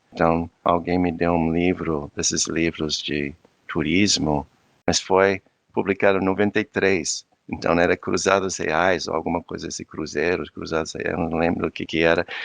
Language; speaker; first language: Portuguese; non-native, fluent; English